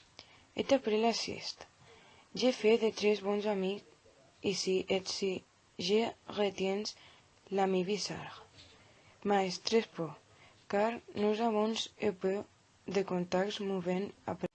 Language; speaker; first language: French; non-native, learner; Catalan